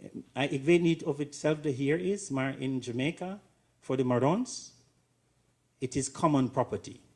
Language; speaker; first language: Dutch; non-native, learner; English